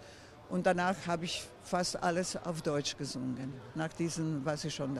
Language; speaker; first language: German; non-native, fluent; Croatian